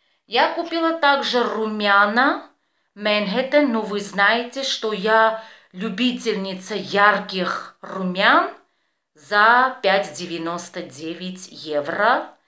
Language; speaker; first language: Russian; non-native, fluent; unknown